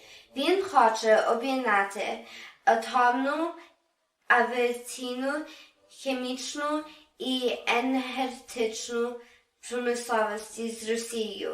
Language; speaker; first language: Ukrainian; early bilingual, heritage; Ukrainian